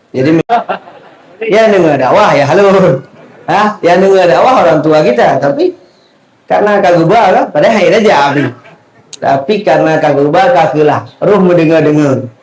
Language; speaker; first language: Malay; non-native, local second language; Achinese